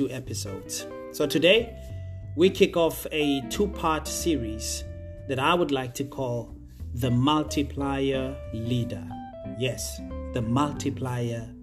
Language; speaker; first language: English; non-native, local second language; Tswana